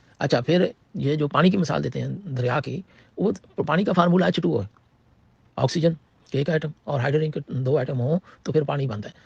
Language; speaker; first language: Urdu; non-native, local second language; Punjabi